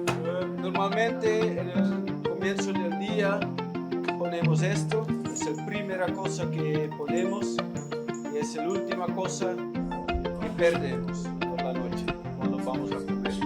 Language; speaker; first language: Spanish; non-native, learner; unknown